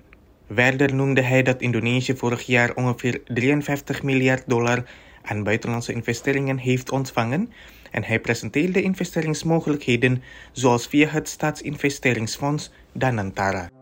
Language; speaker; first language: Dutch; non-native, fluent; Indonesian